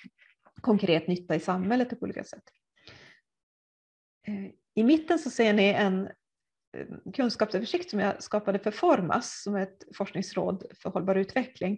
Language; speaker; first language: Swedish; native; Swedish